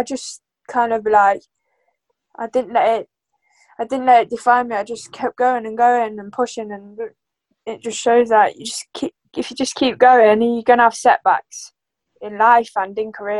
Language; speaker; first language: English; native; English